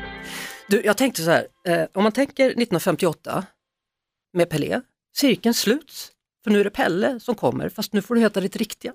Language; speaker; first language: Swedish; native; Swedish